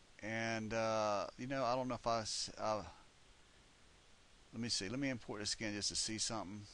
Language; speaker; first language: English; native; English